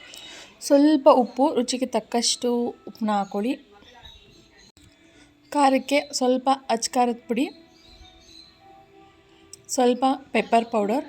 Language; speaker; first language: Kannada; native; Kannada